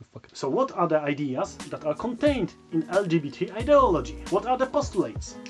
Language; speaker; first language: English; non-native, fluent; Polish